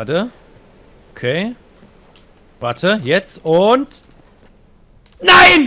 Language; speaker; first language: German; native; German